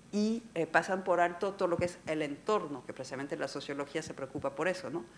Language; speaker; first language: Spanish; non-native, fluent; French